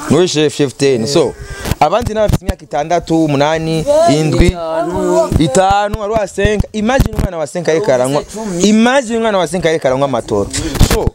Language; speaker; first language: Rundi; native; Rundi